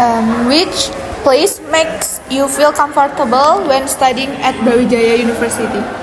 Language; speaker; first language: English; non-native, learner; Indonesian